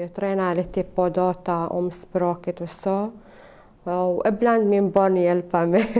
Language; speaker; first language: Swedish; non-native, learner; Arabic